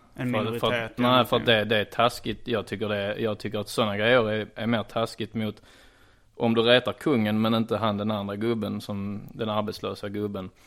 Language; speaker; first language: Swedish; native; Swedish